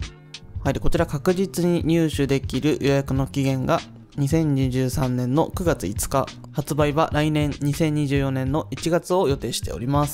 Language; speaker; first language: Japanese; native; Japanese